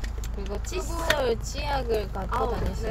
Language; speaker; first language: Korean; non-native, fluent; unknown